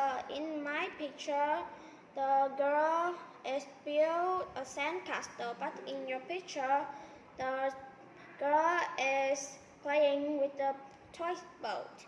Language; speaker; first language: English; non-native, learner; Vietnamese